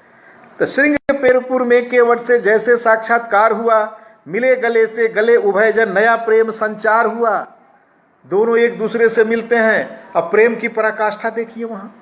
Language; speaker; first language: Hindi; native; Hindi